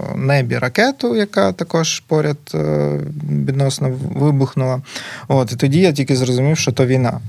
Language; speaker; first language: Ukrainian; native; Ukrainian